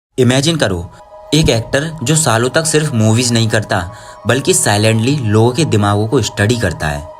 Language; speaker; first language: Hindi; native; Hindi